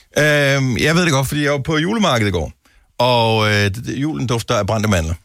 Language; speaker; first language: Danish; native; Danish